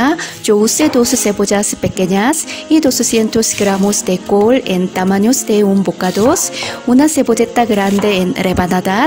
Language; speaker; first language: Spanish; non-native, fluent; Korean